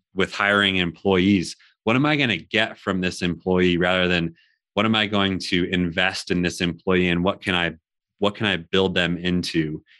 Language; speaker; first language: English; native; English